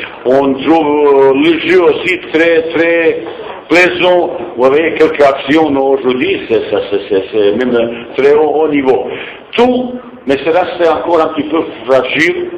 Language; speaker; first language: French; non-native, fluent; Bosnian